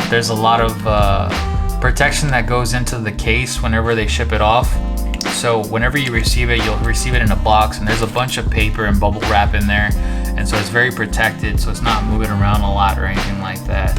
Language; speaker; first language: English; native; English